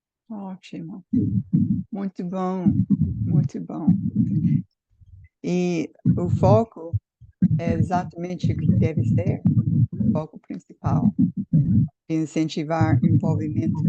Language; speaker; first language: Portuguese; non-native, fluent; English